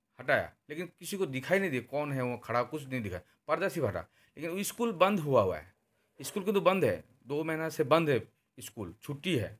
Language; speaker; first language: Hindi; non-native, local second language; Bangla